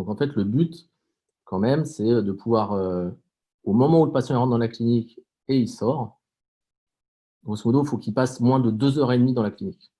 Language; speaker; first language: French; native; French